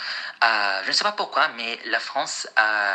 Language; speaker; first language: French; non-native, fluent; Arabic